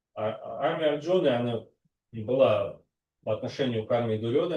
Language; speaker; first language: Russian; native; Russian